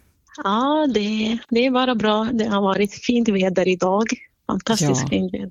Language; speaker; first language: Swedish; non-native, fluent; Central Kurdish